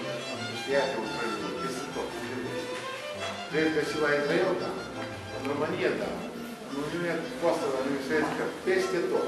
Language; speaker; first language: Romanian; non-native, local second language; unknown